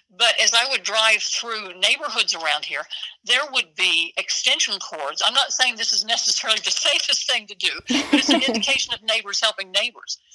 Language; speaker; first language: English; native; English